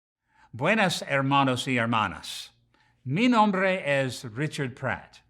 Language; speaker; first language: Spanish; non-native, learner; English